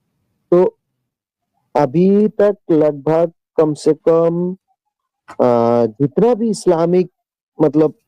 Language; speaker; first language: Hindi; non-native, local second language; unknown